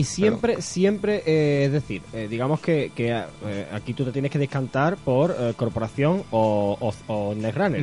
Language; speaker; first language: Spanish; native; Spanish